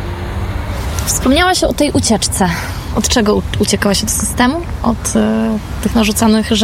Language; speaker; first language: Polish; native; Polish